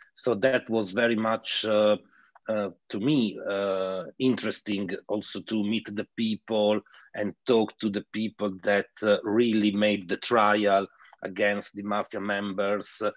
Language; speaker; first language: English; non-native, fluent; Italian